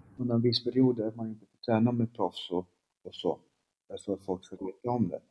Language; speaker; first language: Swedish; early bilingual, other home language; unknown